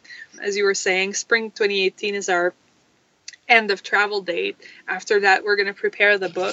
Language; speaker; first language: English; non-native, fluent; French